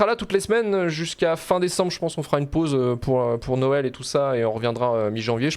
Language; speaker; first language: French; native; French